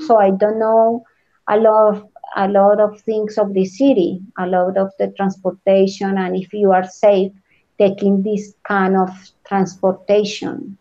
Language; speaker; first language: English; non-native, learner; Spanish